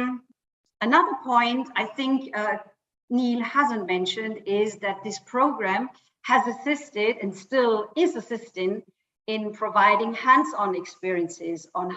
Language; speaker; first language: English; non-native, fluent; German